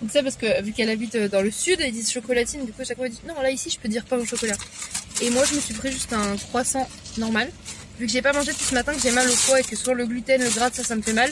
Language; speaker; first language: French; native; French